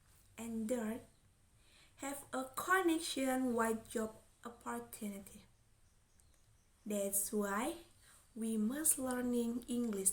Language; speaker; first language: English; non-native, learner; Indonesian